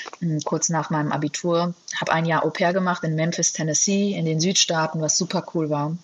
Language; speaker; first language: German; native; German